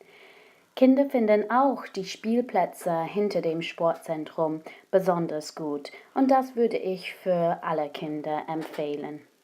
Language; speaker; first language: German; non-native, fluent; English